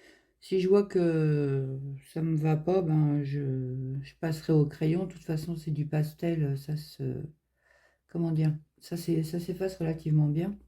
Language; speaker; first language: French; native; French